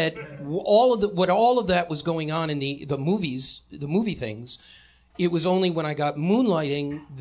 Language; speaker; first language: English; native; English